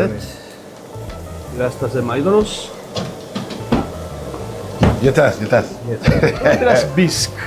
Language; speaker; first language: Turkish; non-native, learner; French